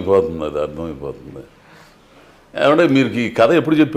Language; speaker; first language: Telugu; native; Telugu